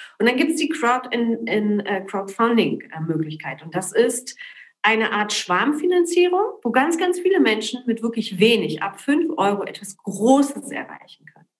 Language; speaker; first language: German; early bilingual, other home language; Polish